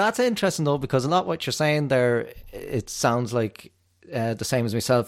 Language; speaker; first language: English; native; English